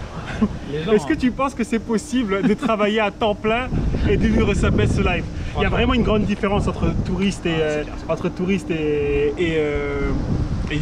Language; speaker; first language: French; native; French